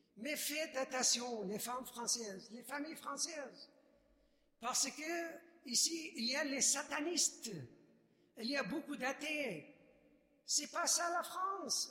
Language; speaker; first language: French; non-native, fluent; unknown